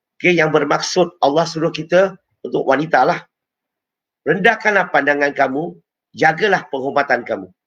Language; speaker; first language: Malay; non-native, local second language; Chinese